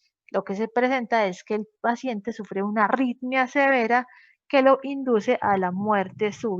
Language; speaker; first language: Spanish; native; Spanish